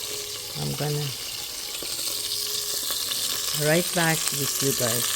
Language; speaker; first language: English; non-native, learner; Persian